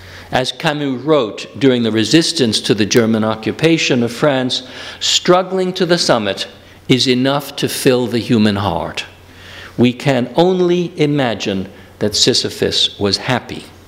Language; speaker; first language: English; native; English